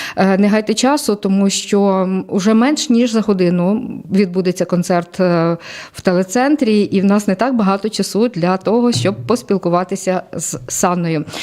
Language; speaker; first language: Ukrainian; native; Ukrainian